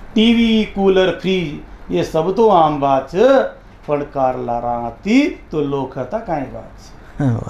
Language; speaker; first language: Hindi; native; Hindi